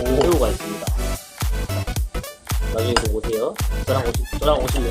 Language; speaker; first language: Korean; native; Korean